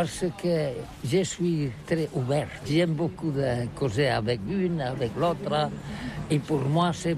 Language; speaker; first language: French; non-native, learner; Catalan